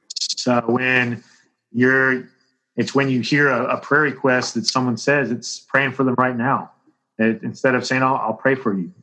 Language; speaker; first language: English; native; English